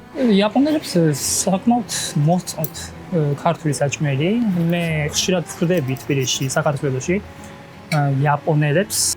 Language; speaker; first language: Georgian; non-native, fluent; Japanese